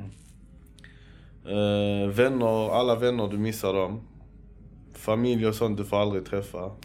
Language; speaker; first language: Swedish; early bilingual, other home language; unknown